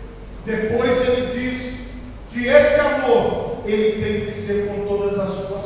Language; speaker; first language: Portuguese; native; Portuguese